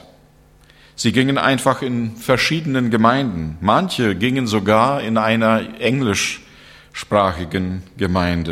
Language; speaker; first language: German; non-native, fluent; English